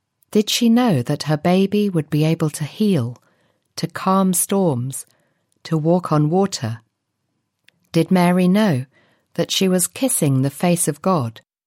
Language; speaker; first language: English; native; English